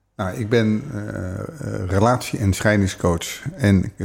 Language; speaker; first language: Dutch; native; Dutch